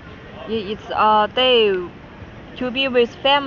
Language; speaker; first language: English; non-native, learner; Chinese